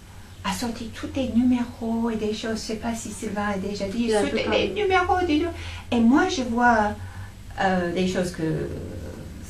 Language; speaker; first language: French; non-native, fluent; English